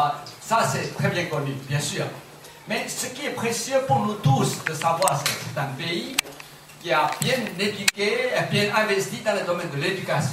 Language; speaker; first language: French; non-native, fluent; Chinese